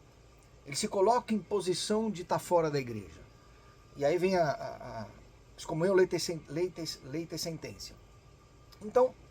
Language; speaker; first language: Portuguese; native; Portuguese